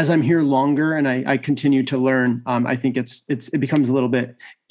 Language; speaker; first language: English; native; English